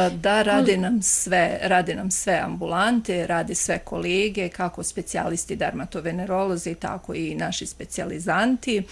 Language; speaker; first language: Croatian; native; Croatian